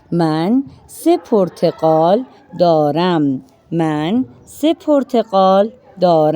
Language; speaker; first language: Persian; non-native, fluent; Urdu